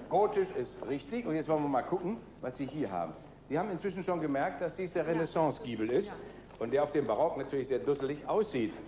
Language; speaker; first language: German; native; German